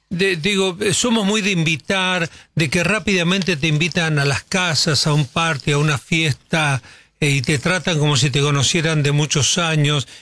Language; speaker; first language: Spanish; native; Spanish